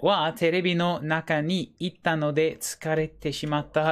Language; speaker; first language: Japanese; non-native, learner; English